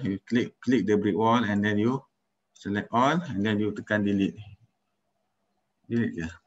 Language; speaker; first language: English; non-native, local second language; Malay